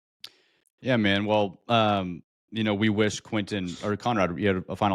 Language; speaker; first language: English; native; English